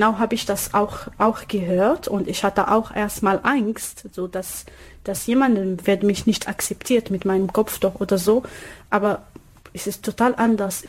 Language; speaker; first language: German; non-native, learner; Arabic